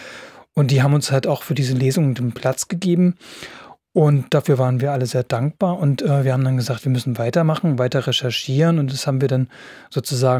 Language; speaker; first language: German; native; German